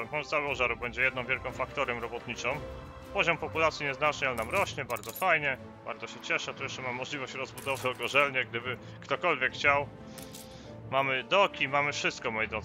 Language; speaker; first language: Polish; native; Polish